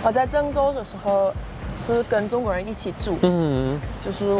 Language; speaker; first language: Chinese; non-native, fluent; German